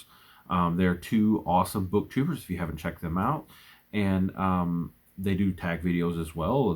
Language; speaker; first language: English; native; English